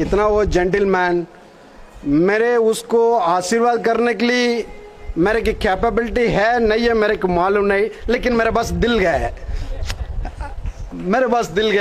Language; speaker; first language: Hindi; non-native, local second language; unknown